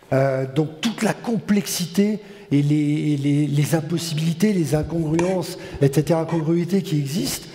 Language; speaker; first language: French; native; French